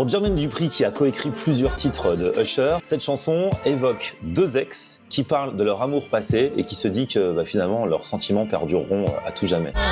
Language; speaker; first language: French; native; French